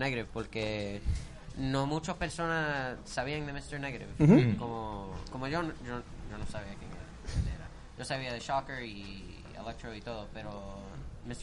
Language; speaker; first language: Spanish; early bilingual, heritage; Spanish